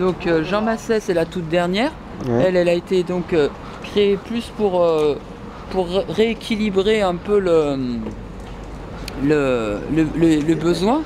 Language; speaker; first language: French; native; French